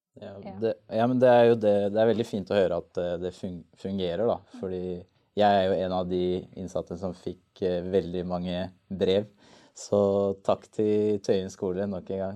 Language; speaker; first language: Norwegian; native; Norwegian